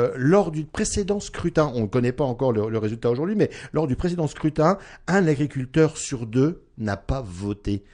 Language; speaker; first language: French; native; French